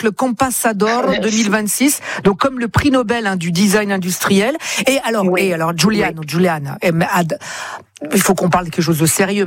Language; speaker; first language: French; native; French